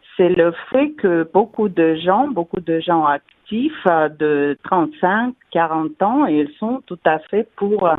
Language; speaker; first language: French; non-native, fluent; Russian